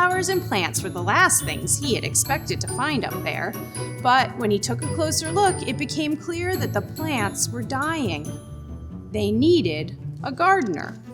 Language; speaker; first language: English; native; English